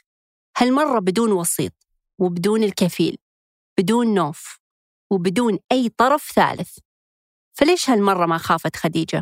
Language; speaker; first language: Arabic; native; Arabic